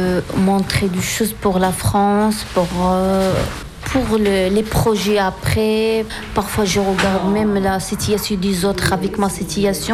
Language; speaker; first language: French; non-native, learner; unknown